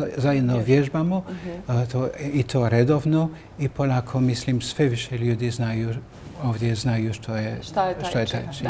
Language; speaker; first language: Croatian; non-native, learner; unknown